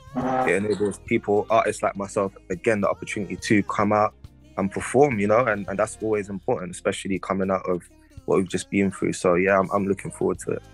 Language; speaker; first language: English; native; English